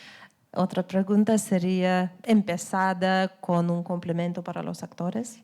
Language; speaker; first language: Spanish; non-native, fluent; Lithuanian